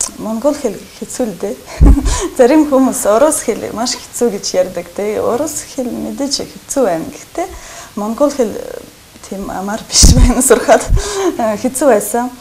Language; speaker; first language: Mongolian; non-native, learner; Russian